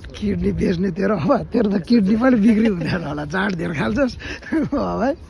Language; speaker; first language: Nepali; native; Nepali